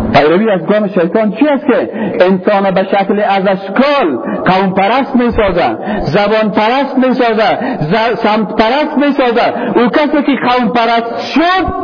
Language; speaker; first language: Persian; native; Persian